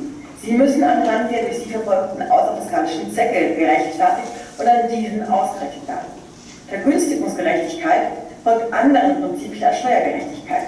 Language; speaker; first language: German; native; German